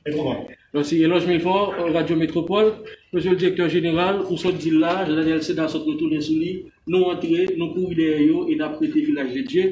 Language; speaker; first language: French; non-native, local second language; Haitian Creole